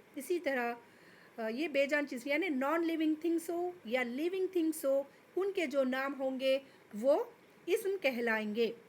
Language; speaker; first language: Urdu; native; Urdu